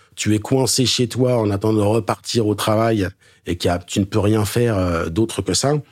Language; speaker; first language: French; native; French